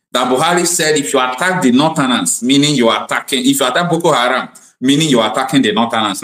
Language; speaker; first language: English; non-native, local second language; Igbo